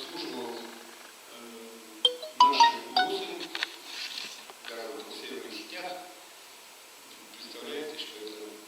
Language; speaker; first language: Russian; native; Russian